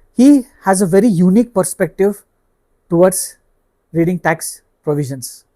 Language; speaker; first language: English; non-native, local second language; Kannada